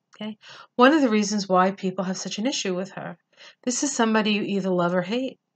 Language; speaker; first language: English; native; English